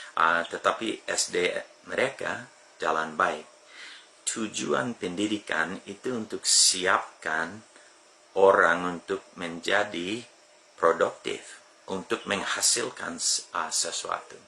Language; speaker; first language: Indonesian; non-native, fluent; English